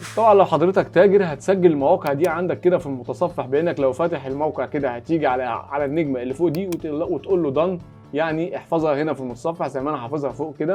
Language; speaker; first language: Arabic; native; Arabic